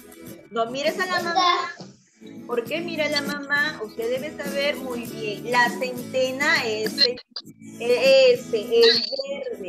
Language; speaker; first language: Spanish; native; Spanish